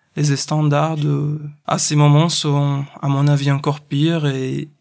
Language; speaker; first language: French; non-native, fluent; Portuguese